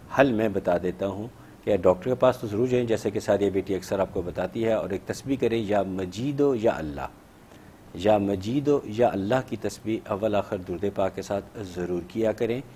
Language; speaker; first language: Urdu; native; Urdu